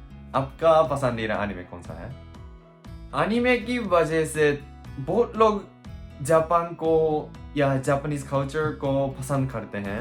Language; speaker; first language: Hindi; non-native, learner; Japanese